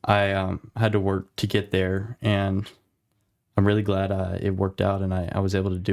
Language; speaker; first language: English; native; English